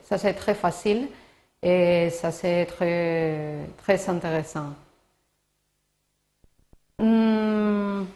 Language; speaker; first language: French; non-native, learner; Spanish